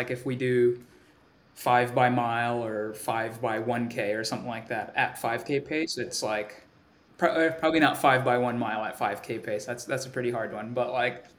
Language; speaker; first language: English; early bilingual, other home language; Swahili